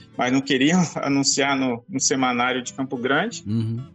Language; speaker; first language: Portuguese; native; Portuguese